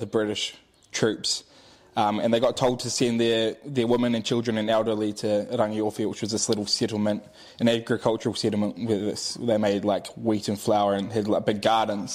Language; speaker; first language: English; native; English